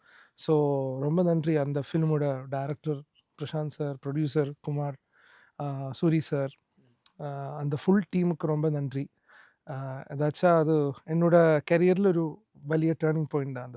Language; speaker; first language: Tamil; non-native, learner; Malayalam